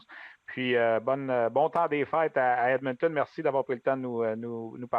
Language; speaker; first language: French; native; French